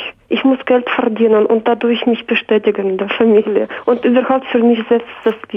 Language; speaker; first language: German; non-native, fluent; Russian